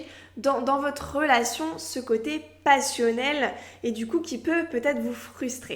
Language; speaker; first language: French; native; French